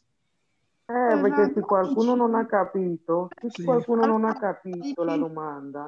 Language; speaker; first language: Italian; non-native, fluent; Spanish